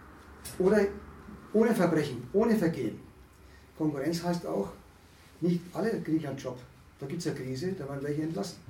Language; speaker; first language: German; native; German